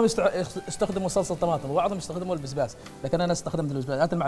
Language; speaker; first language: Arabic; native; Arabic